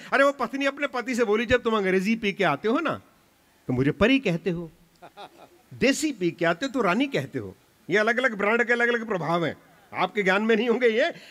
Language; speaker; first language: Hindi; non-native, local second language; Punjabi